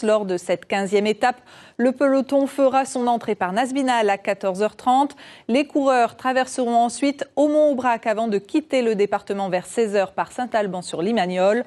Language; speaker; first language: French; native; French